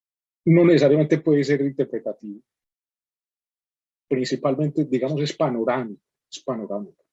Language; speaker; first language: Spanish; native; Spanish